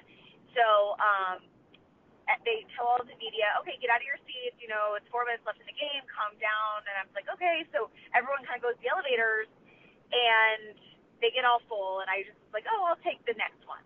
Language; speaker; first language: English; native; English